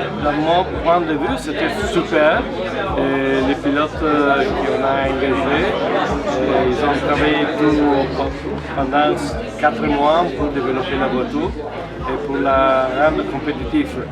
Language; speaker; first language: French; non-native, fluent; Italian